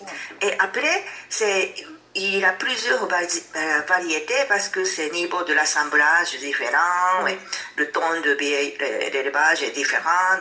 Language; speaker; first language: French; non-native, learner; Japanese